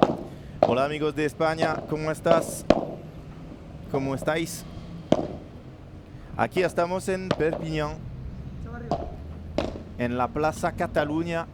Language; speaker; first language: Spanish; non-native, learner; French